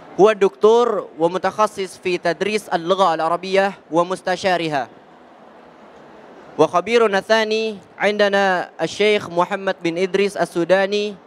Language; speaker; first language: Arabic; non-native, learner; Indonesian